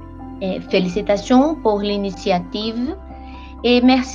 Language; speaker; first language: French; non-native, learner; Portuguese